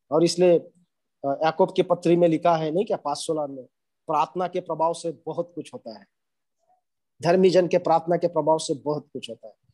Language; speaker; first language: Hindi; non-native, local second language; Marathi